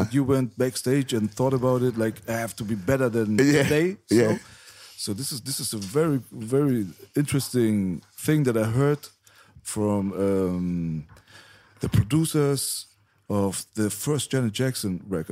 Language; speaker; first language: English; non-native, fluent; Persian